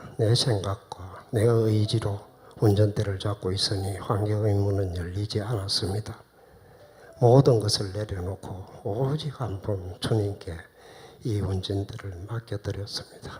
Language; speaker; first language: Korean; native; Korean